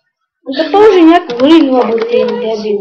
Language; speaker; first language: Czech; non-native, learner; Slovak